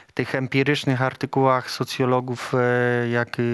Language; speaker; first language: Polish; native; Polish